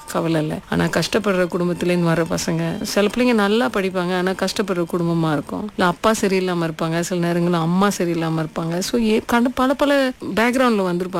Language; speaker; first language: Tamil; early bilingual, heritage; Tamil